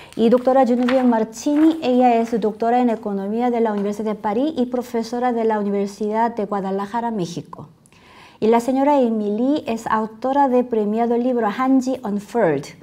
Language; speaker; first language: Spanish; non-native, fluent; Korean